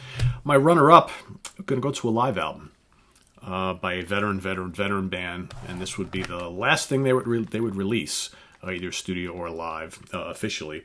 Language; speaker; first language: English; native; English